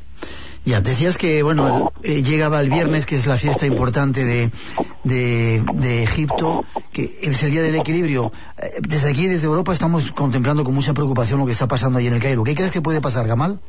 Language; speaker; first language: Spanish; native; Spanish